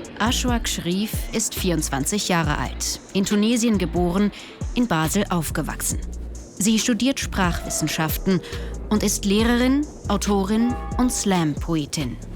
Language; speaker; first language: German; native; German